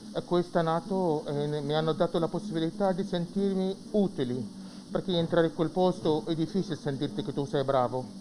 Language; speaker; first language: Italian; non-native, fluent; Arabic